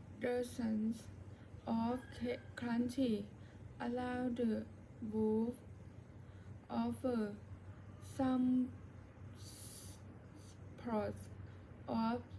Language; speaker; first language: English; non-native, learner; Thai